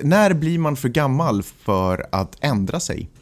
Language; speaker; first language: Swedish; native; Swedish